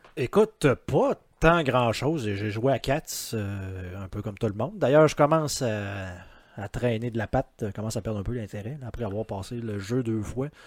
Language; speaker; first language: French; native; French